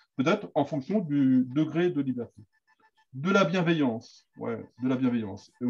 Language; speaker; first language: French; native; French